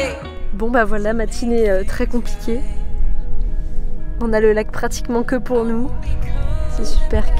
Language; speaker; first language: French; native; French